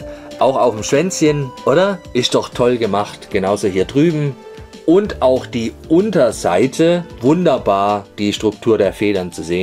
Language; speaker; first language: German; native; German